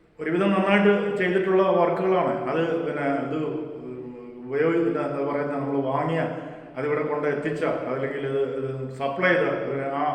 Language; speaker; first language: Malayalam; native; Malayalam